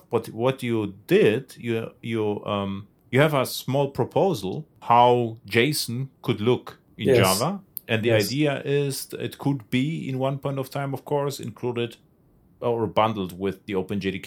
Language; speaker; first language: English; non-native, fluent; German